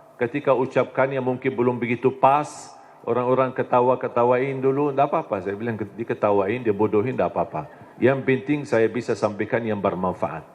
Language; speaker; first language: Indonesian; non-native, fluent; Arabic